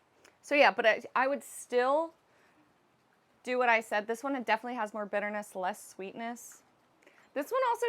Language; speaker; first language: English; native; English